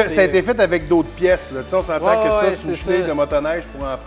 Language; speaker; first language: French; native; French